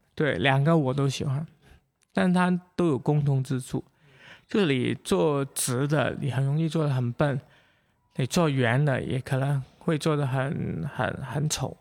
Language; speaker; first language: Chinese; non-native, local second language; Cantonese